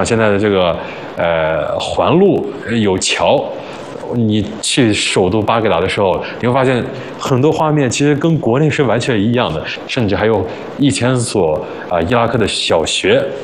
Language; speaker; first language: Chinese; early bilingual, other home language; Arabic